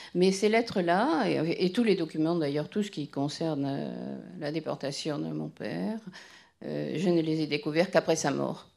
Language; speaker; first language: French; native; French